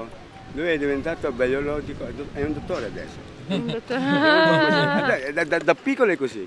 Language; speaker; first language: Italian; non-native, learner; Filipino